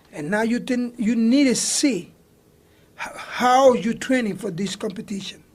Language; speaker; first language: English; non-native, learner; Spanish